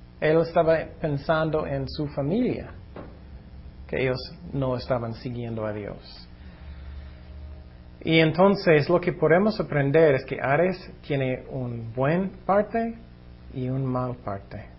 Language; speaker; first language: Spanish; non-native, fluent; English